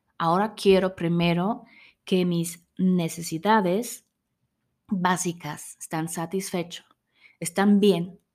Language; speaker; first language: Spanish; non-native, fluent; German